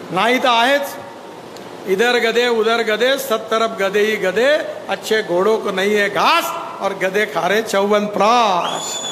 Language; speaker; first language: Hindi; non-native, local second language; Marathi